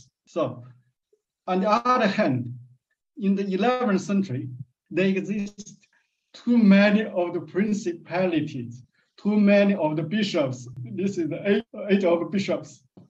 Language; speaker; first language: English; non-native, fluent; Chinese